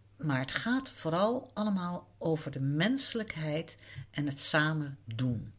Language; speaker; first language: Dutch; native; Dutch